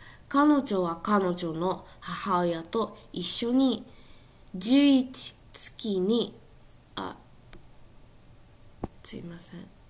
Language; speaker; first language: Japanese; non-native, learner; English